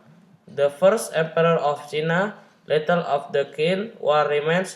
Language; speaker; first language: English; non-native, learner; Indonesian